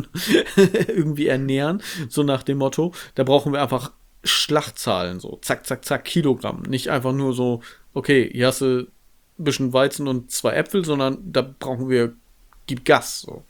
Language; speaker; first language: German; native; German